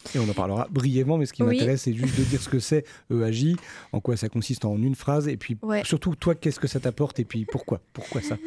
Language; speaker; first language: French; native; French